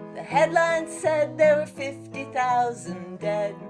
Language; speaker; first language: English; native; English